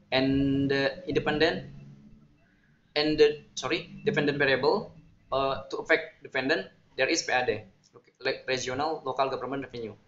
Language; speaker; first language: English; non-native, learner; Indonesian